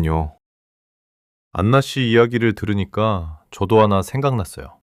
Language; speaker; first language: Korean; early bilingual, heritage; English